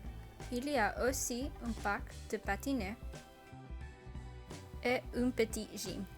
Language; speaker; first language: French; non-native, learner; English